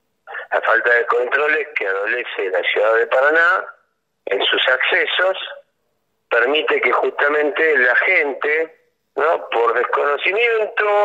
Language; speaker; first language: Spanish; native; Spanish